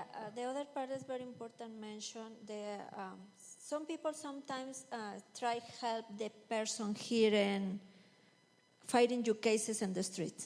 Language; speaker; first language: English; non-native, learner; Spanish